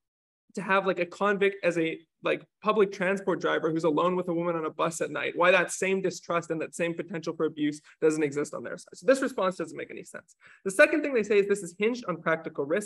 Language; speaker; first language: English; native; English